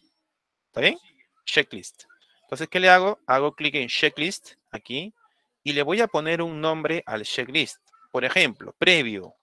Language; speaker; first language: Spanish; native; Spanish